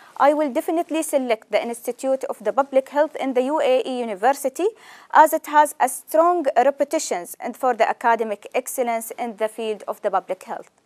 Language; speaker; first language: English; non-native, fluent; Arabic